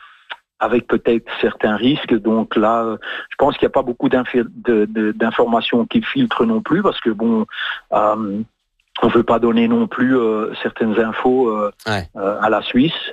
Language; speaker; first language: French; native; French